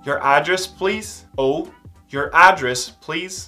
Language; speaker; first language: English; non-native, fluent; Portuguese